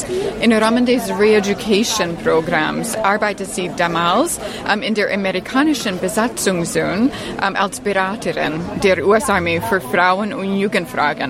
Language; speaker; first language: German; non-native, learner; English